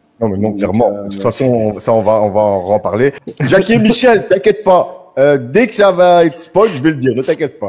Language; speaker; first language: French; native; French